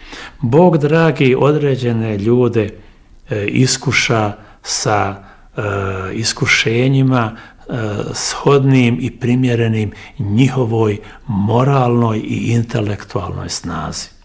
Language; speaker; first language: Bosnian; native; Bosnian